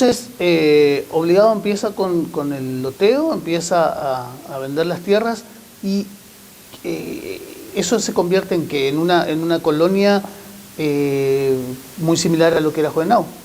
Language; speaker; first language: Spanish; native; Spanish